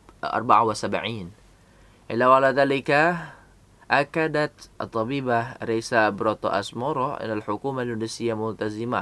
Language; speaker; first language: Arabic; non-native, fluent; Indonesian